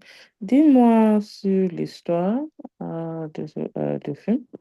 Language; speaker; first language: French; non-native, learner; Igbo